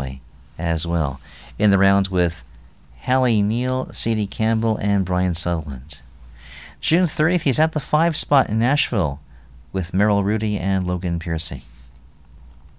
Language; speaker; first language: English; native; English